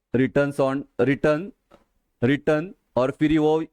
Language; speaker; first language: Hindi; non-native, local second language; Marathi